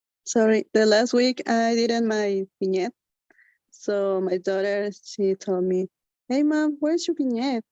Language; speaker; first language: English; non-native, learner; Spanish